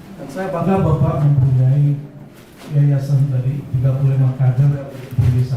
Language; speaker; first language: Indonesian; native; Indonesian